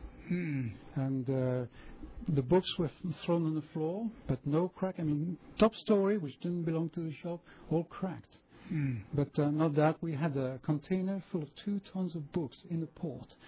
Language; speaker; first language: English; non-native, fluent; French